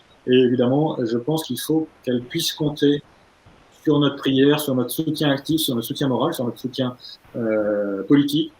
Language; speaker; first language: French; native; French